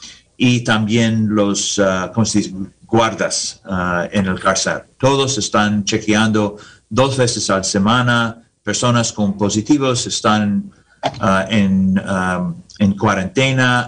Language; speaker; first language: Spanish; non-native, learner; English